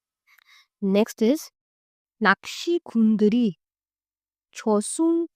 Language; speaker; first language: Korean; non-native, learner; Hindi